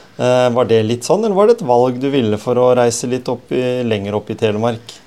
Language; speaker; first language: Norwegian; native; Norwegian